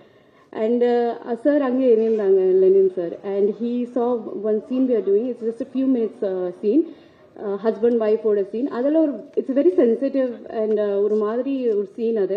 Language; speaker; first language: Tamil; non-native, learner; Marathi